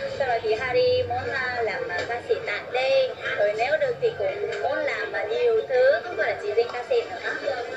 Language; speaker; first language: Vietnamese; non-native, fluent; Korean